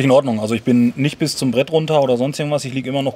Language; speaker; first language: German; native; German